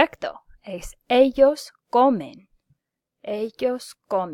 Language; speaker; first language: Spanish; non-native, fluent; English